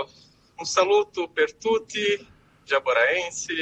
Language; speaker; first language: Italian; non-native, fluent; Portuguese